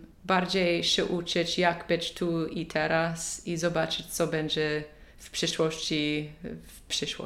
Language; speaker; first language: Polish; non-native, learner; English